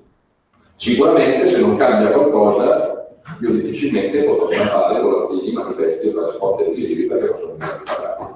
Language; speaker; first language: Italian; native; Italian